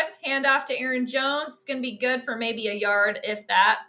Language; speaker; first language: English; native; English